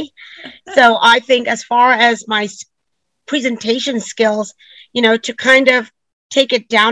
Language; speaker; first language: English; native; English